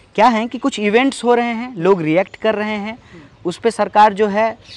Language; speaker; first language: Hindi; native; Hindi